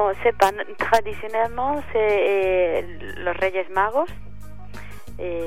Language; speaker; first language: French; non-native, fluent; Spanish